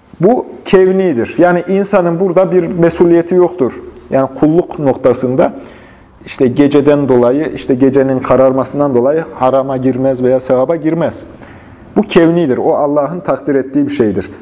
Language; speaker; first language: Turkish; native; Turkish